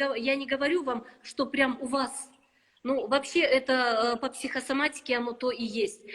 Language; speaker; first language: Russian; non-native, local second language; Kazakh